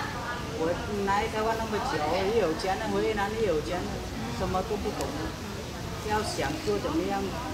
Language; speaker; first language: Chinese; non-native, learner; Vietnamese